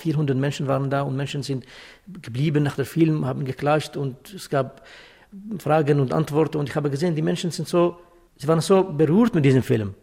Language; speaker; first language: German; non-native, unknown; Kurdish